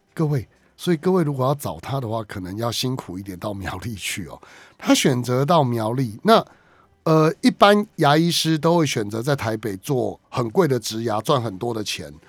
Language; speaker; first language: Chinese; native; Chinese